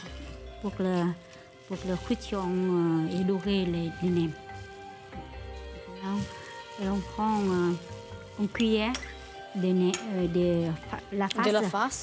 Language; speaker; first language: French; non-native, learner; Vietnamese